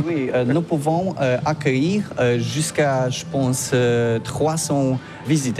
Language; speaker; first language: French; non-native, learner; Polish